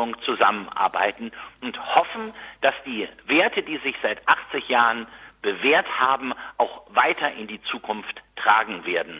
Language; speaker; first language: German; native; German